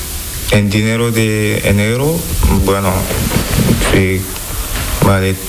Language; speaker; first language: Spanish; non-native, learner; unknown